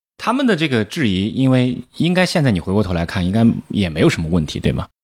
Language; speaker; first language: Chinese; native; Chinese